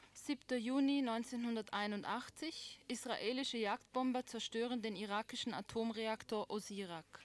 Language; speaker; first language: German; native; German